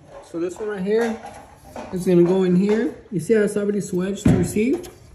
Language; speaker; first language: English; early bilingual, other home language; Spanish